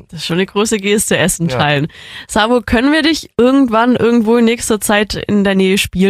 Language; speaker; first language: German; native; German